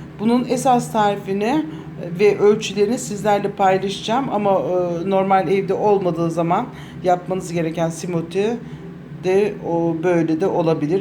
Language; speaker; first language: Turkish; native; Turkish